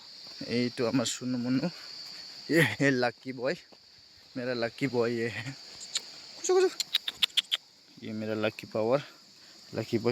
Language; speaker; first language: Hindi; non-native, local second language; Assamese